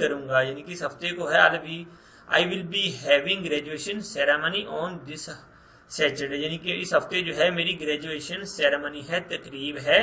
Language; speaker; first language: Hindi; non-native, local second language; Punjabi